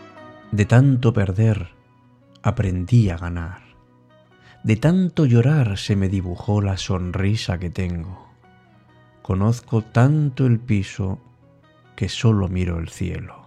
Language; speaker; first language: Spanish; native; Spanish